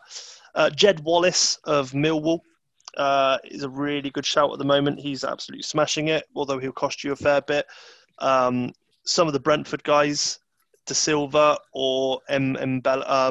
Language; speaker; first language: English; native; English